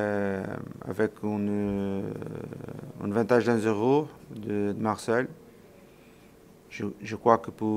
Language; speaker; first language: French; non-native, fluent; Portuguese